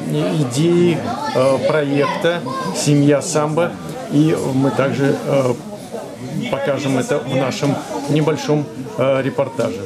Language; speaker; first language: Russian; native; Russian